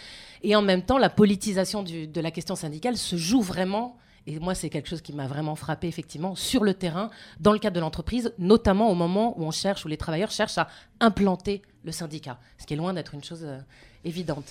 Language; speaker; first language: French; native; French